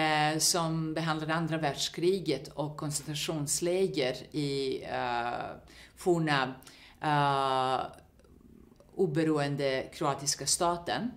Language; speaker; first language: Swedish; non-native, fluent; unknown